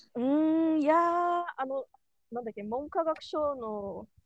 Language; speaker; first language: Japanese; non-native, learner; Portuguese